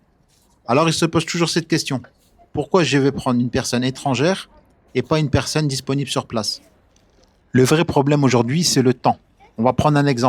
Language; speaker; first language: French; native; French